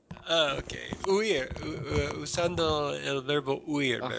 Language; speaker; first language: Spanish; non-native, fluent; English